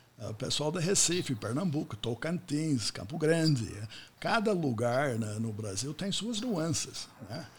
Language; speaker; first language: Portuguese; non-native, fluent; English